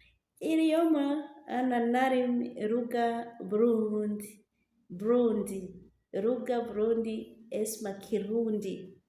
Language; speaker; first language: Arabic; non-native, learner; Rundi